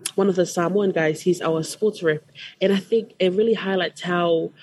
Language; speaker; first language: English; non-native, fluent; Tongan